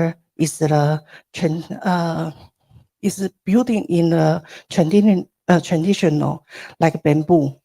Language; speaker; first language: English; non-native, learner; Chinese